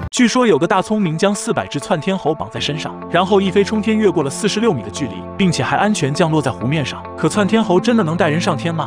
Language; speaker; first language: Chinese; native; Chinese